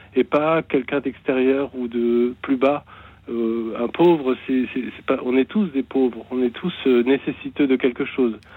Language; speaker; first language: French; native; French